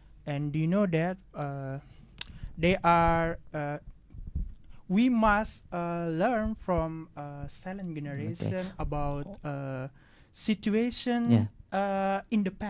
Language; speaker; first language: English; non-native, learner; Indonesian